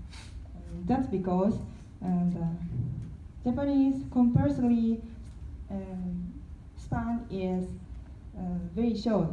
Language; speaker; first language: English; non-native, learner; Korean